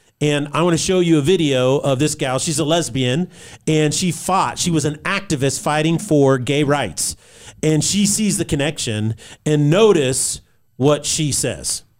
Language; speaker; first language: English; native; English